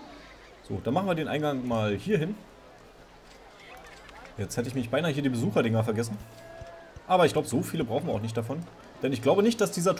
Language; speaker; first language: German; native; German